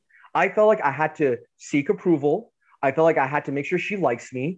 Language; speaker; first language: English; native; English